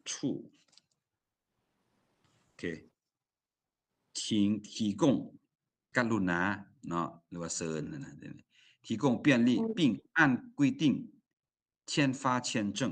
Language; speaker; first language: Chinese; non-native, fluent; Lao